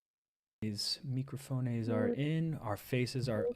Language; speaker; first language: English; native; English